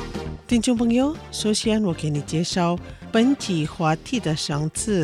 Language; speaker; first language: Chinese; non-native, fluent; Indonesian